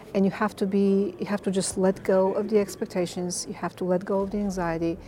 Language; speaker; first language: English; non-native, fluent; Bulgarian